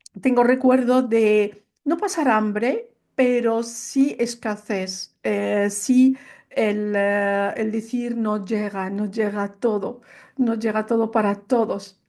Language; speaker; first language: Spanish; non-native, fluent; Arabic